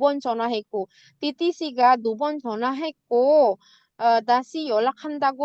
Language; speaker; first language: Korean; non-native, fluent; Indonesian